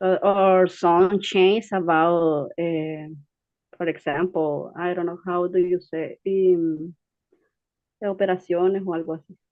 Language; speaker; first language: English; non-native, learner; Spanish